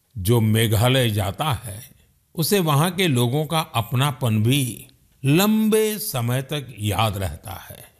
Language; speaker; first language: Hindi; non-native, local second language; Gujarati